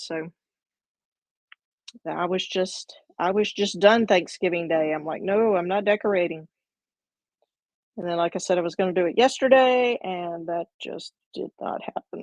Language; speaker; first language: English; native; English